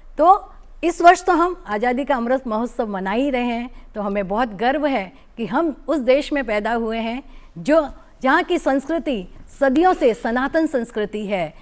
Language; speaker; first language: Hindi; native; Hindi